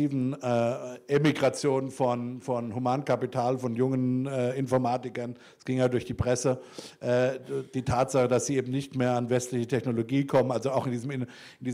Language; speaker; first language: German; native; German